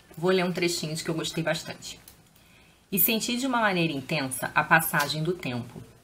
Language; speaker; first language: Portuguese; native; Portuguese